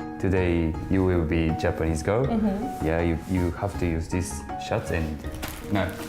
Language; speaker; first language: English; non-native, learner; Japanese